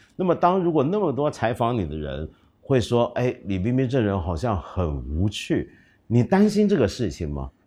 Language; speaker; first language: Chinese; non-native, local second language; Cantonese